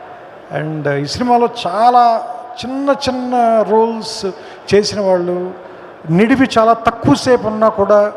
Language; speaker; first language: Telugu; native; Telugu